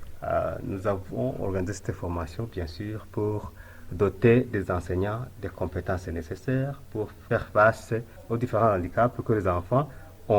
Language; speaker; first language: French; non-native, local second language; Rundi